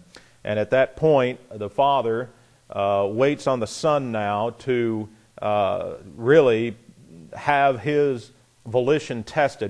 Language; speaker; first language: English; native; English